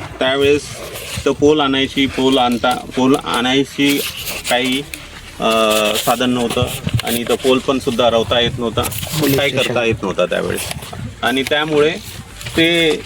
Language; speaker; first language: Marathi; native; Marathi